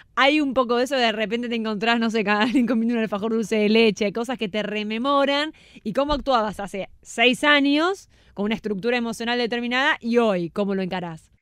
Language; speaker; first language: Spanish; native; Spanish